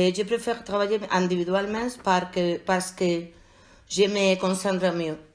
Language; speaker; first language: French; non-native, learner; Spanish